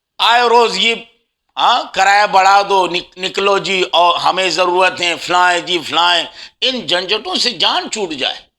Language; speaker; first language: Urdu; non-native, local second language; Pashto